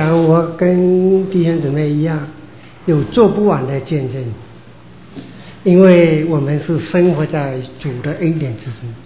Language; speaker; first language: Chinese; native; Chinese